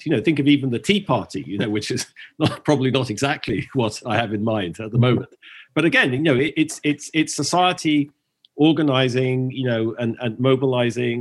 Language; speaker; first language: English; native; English